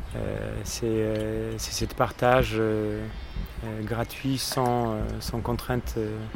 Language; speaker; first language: French; non-native, fluent; Polish